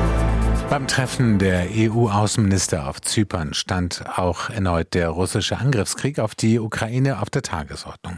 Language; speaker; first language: German; native; German